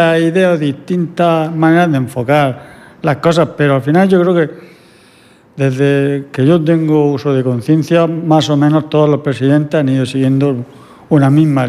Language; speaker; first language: Spanish; native; Spanish